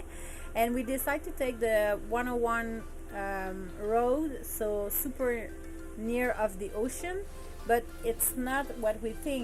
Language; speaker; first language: English; non-native, learner; French